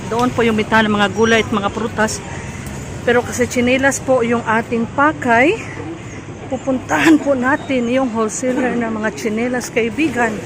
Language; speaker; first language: Filipino; non-native, local second language; Cebuano